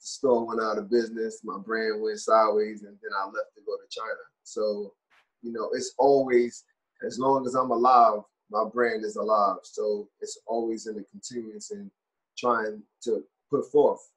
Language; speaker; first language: English; native; English